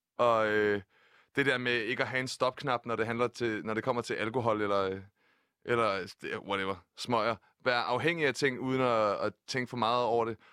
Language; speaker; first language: Danish; native; Danish